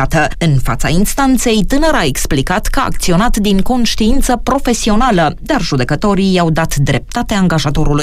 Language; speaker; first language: Romanian; native; Romanian